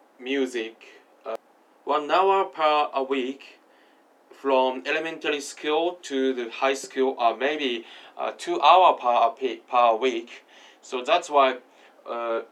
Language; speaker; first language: English; non-native, learner; Japanese